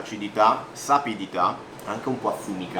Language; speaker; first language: Italian; native; Italian